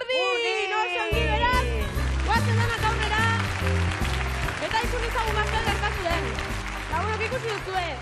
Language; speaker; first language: Basque; native; Basque